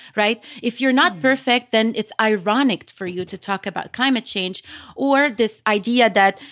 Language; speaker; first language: English; early bilingual, other home language; Arabic